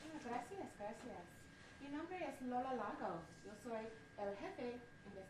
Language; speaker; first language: Spanish; non-native, learner; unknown